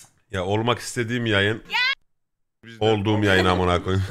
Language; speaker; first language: Turkish; native; Turkish